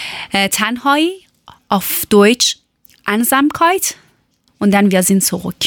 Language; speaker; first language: German; non-native, learner; Persian